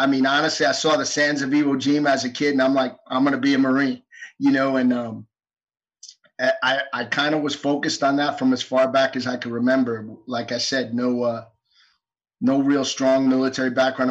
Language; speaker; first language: English; native; English